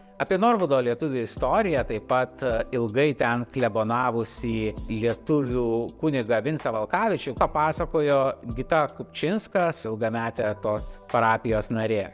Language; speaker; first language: Lithuanian; native; Lithuanian